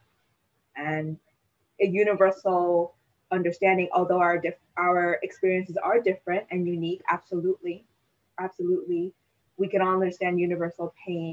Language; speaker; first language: English; native; English